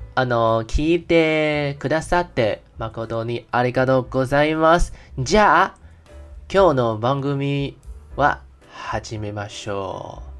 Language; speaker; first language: Japanese; non-native, learner; Chinese